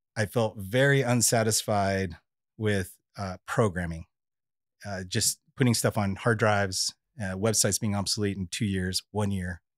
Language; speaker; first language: English; native; English